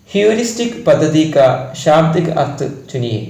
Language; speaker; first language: Hindi; non-native, local second language; Malayalam